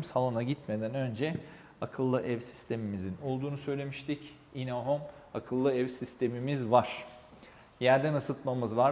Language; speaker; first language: Turkish; native; Turkish